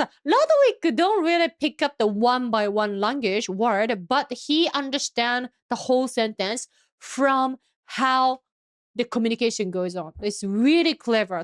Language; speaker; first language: English; non-native, fluent; Japanese